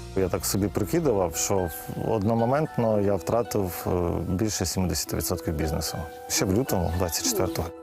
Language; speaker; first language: Ukrainian; native; Ukrainian